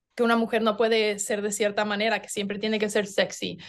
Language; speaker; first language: Spanish; native; Spanish